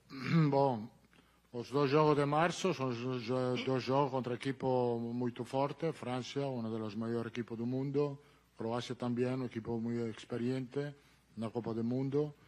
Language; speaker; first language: Portuguese; non-native, learner; Italian